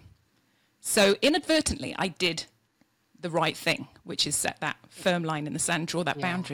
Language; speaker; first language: English; native; English